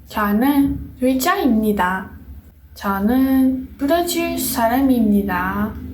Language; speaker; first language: Korean; non-native, learner; Portuguese